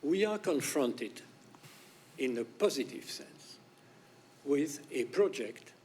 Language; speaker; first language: English; non-native, fluent; French